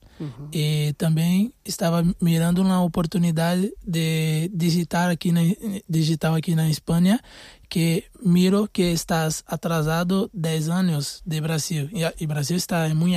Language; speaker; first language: Spanish; non-native, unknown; Portuguese